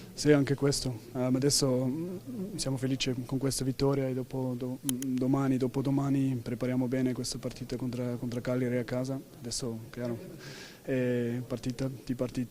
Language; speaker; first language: Italian; non-native, fluent; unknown